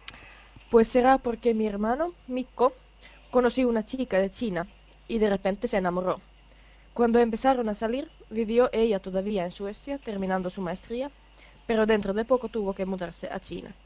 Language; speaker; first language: Spanish; non-native, fluent; Finnish